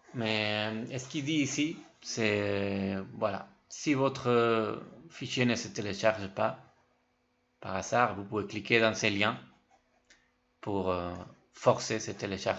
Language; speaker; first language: French; non-native, fluent; Spanish